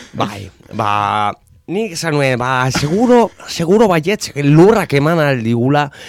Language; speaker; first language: Basque; non-native, local second language; Spanish